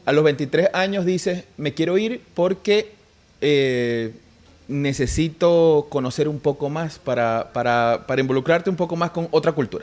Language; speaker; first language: Spanish; native; Spanish